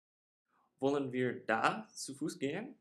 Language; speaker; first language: German; non-native, learner; English